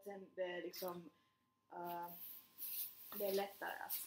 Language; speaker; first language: Swedish; non-native, fluent; Finnish